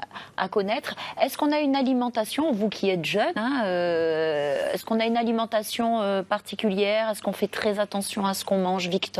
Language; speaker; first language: French; native; French